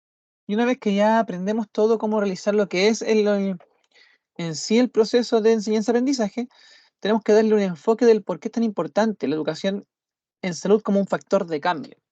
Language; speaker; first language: Spanish; native; Spanish